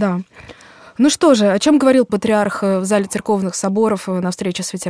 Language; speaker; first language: Russian; native; Russian